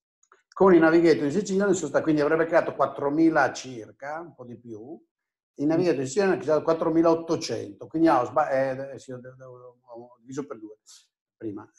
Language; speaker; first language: Italian; native; Italian